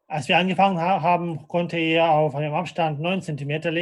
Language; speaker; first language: German; non-native, fluent; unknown